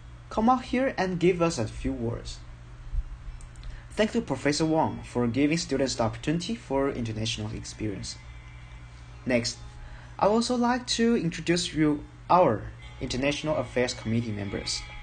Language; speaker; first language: English; non-native, fluent; Chinese